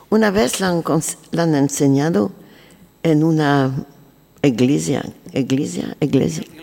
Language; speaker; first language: Spanish; non-native, learner; French